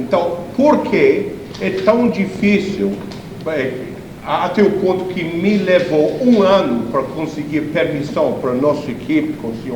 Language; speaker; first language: Portuguese; non-native, fluent; English